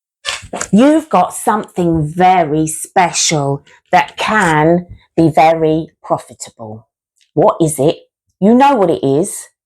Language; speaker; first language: English; native; English